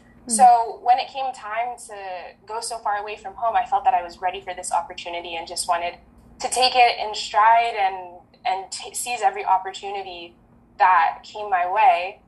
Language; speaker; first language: English; early bilingual, other home language; French